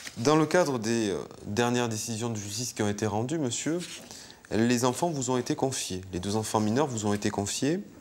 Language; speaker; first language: French; native; French